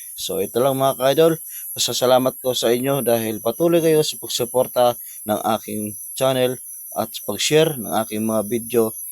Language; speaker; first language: Filipino; native; Filipino